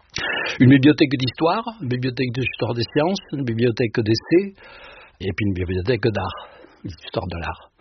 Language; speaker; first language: French; native; French